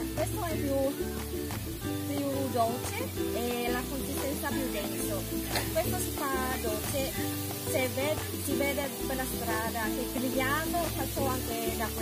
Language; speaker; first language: Italian; non-native, fluent; Thai